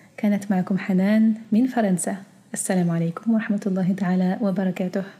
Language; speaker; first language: Arabic; early bilingual, heritage; Arabic